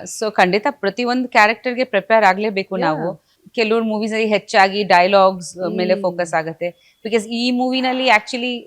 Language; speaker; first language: Kannada; non-native, local second language; Bangla